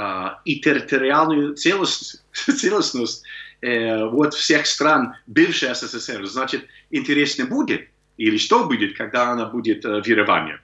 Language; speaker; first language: Russian; non-native, fluent; English